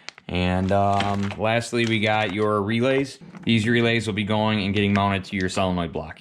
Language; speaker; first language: English; native; English